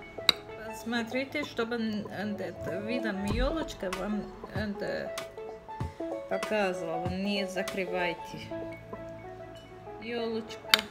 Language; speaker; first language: Russian; non-native, learner; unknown